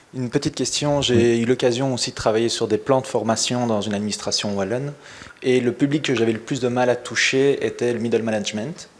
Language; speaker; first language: French; native; French